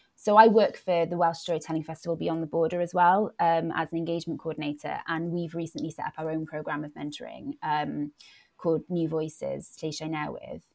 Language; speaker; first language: English; non-native, local second language; Welsh